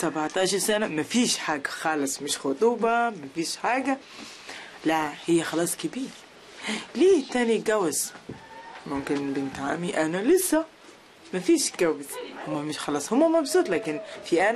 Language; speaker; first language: Arabic; non-native, local second language; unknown